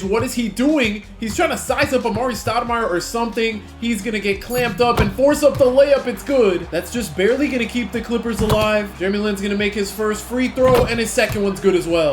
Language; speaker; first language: English; native; English